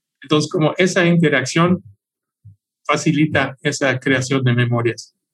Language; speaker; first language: Spanish; non-native, fluent; English